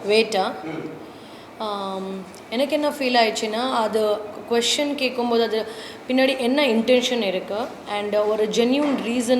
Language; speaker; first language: Tamil; non-native, learner; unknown